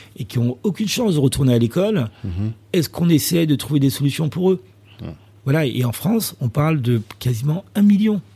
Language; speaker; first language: French; native; French